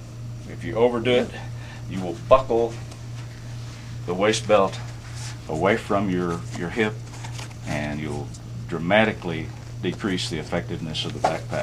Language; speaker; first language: English; native; English